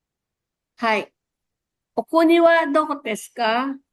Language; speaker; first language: Japanese; non-native, fluent; Filipino